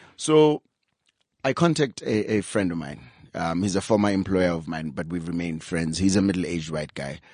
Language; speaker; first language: English; non-native, local second language; Zulu